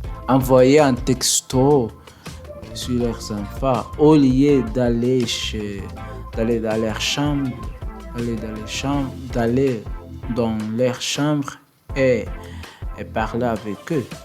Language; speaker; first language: French; non-native, learner; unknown